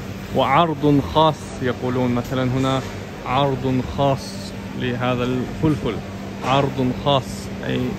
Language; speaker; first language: Arabic; non-native, fluent; Russian